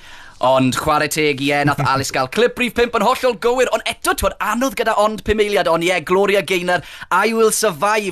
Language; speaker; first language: Welsh; native; Welsh